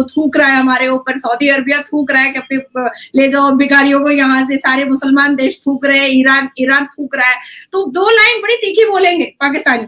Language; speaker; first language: Hindi; native; Hindi